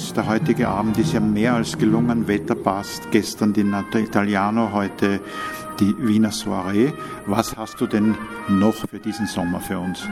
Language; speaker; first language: German; native; German